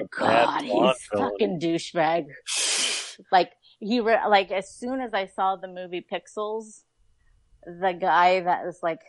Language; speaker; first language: English; native; English